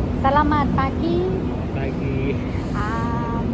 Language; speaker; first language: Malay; non-native, learner; Thai